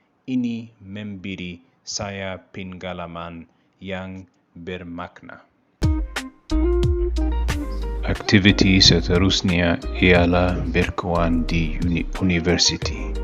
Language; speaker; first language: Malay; non-native, learner; Arabic